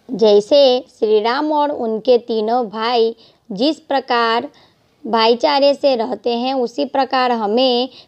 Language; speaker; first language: Hindi; non-native, local second language; Gujarati